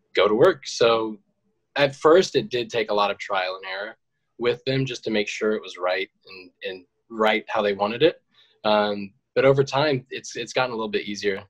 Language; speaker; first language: English; native; English